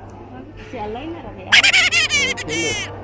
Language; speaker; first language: German; non-native, learner; Filipino